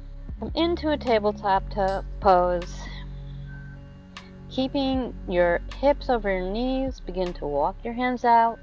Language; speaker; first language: English; native; English